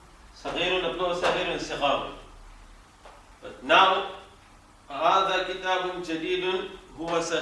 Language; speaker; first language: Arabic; non-native, fluent; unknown